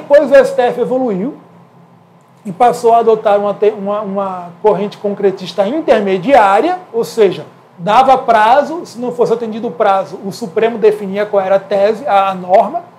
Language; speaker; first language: Portuguese; native; Portuguese